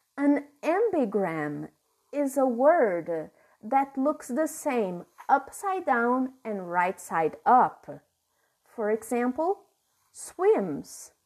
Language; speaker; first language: English; non-native, fluent; Portuguese